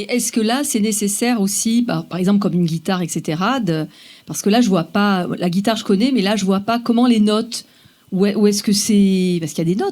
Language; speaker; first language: French; native; French